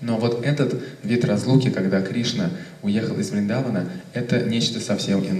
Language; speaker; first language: Russian; native; Russian